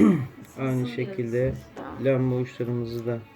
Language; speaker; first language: Turkish; native; Turkish